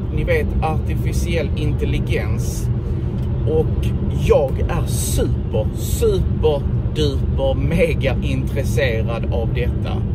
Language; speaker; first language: Swedish; native; Swedish